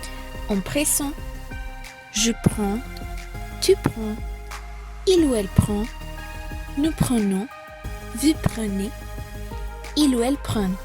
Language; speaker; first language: French; non-native, fluent; Spanish